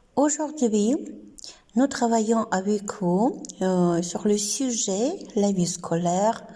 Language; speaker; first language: French; non-native, fluent; Ukrainian